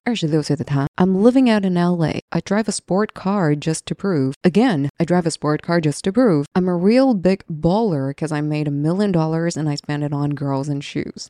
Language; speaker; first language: English; non-native, fluent; Chinese